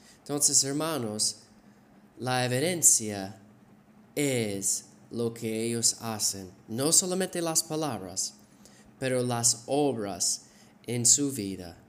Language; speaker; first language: Spanish; non-native, fluent; English